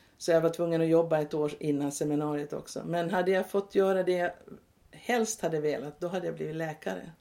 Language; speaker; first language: Swedish; native; Swedish